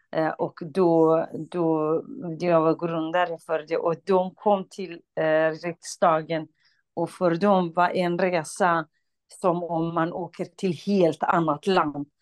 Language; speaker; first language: Swedish; non-native, fluent; Kurdish